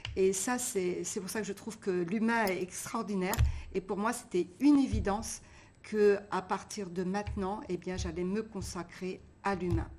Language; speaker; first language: French; early bilingual, other home language; Portuguese